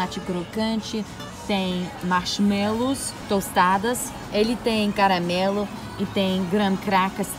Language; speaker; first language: Portuguese; non-native, learner; English